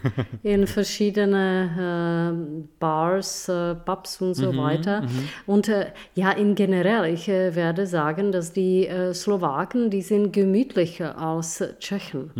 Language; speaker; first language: German; non-native, fluent; Czech